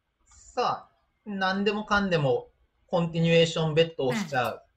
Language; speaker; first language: Japanese; native; Japanese